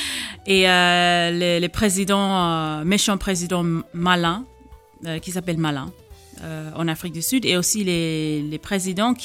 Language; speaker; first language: French; non-native, fluent; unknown